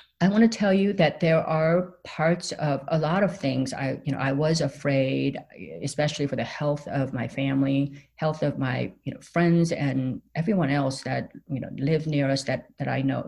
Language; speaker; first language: English; non-native, fluent; Korean